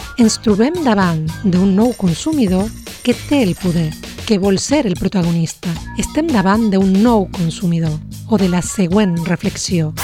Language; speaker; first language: Catalan; non-native, fluent; Spanish